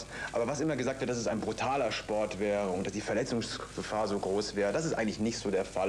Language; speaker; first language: German; native; German